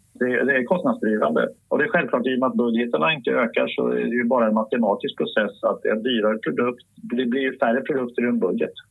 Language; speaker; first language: Swedish; native; Swedish